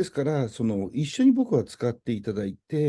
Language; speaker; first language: Japanese; native; Japanese